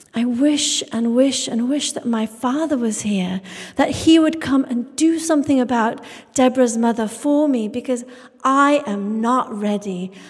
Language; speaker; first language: English; native; English